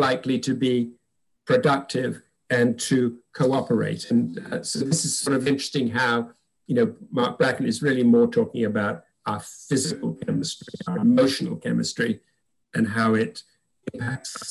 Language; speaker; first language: English; native; English